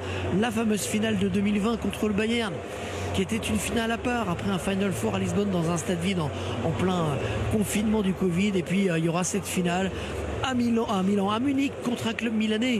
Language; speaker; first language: French; native; French